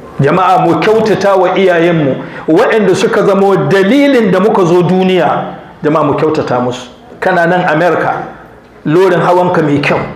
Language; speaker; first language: Hausa; non-native, local second language; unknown